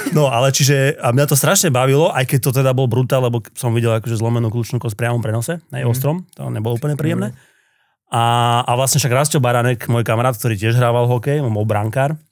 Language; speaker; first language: Slovak; native; Slovak